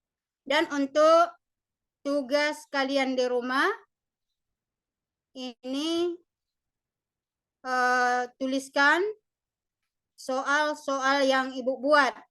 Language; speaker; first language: Indonesian; native; Indonesian